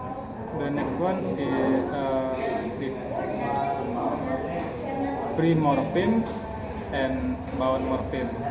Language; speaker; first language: English; non-native, learner; Indonesian